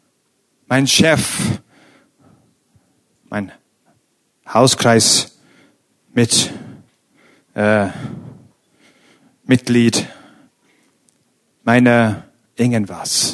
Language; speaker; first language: German; non-native, fluent; English